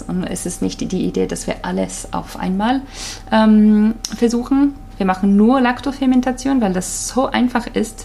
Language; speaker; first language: German; non-native, fluent; Japanese